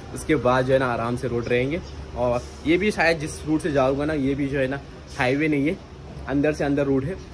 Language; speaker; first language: Hindi; non-native, local second language; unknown